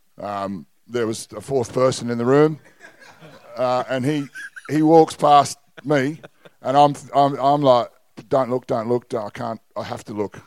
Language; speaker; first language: English; native; English